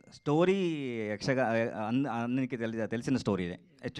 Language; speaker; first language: Telugu; non-native, learner; Kannada